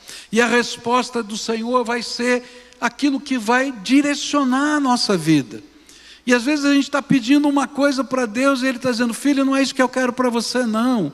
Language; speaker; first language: Portuguese; native; Portuguese